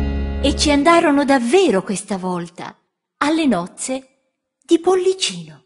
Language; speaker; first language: Italian; native; Italian